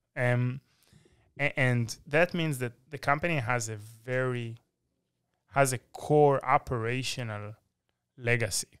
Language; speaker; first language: English; non-native, fluent; Hebrew